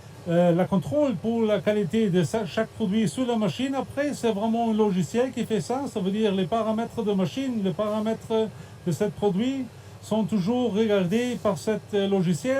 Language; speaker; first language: French; non-native, fluent; German